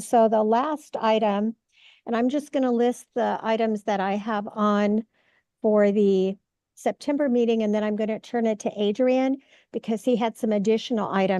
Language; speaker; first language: English; native; English